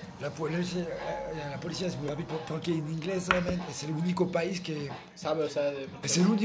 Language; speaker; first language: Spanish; non-native, learner; French